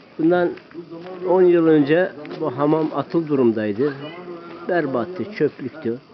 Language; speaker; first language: Turkish; non-native, local second language; Zaza